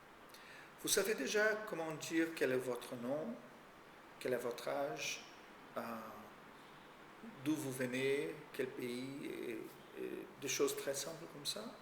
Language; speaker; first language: French; non-native, fluent; Portuguese